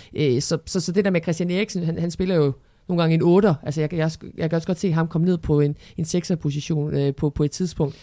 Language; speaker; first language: Danish; early bilingual, other home language; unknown